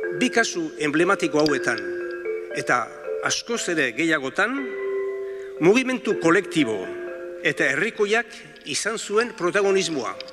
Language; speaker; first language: Basque; native; Basque